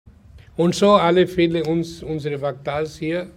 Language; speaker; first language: German; non-native, learner; Hindi